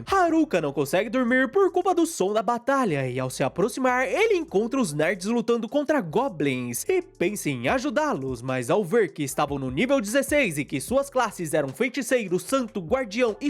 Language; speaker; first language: Portuguese; native; Portuguese